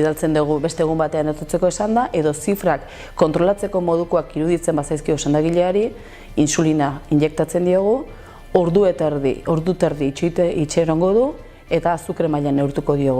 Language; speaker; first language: Basque; native; Basque